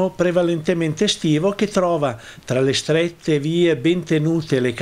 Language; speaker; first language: Italian; native; Italian